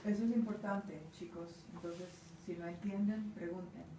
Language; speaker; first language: Spanish; non-native, fluent; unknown